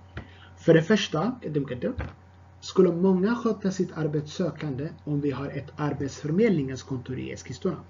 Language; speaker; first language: Swedish; non-native, fluent; Tigrinya